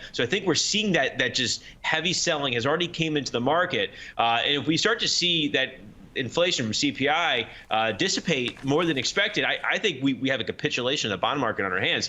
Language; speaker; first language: English; native; English